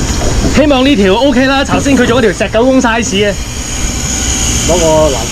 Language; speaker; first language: Chinese; native; Chinese